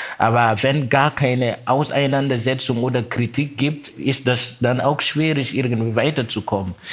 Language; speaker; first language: German; non-native, fluent; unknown